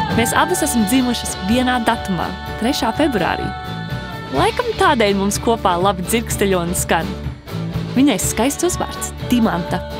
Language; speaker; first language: Latvian; early bilingual, heritage; Latvian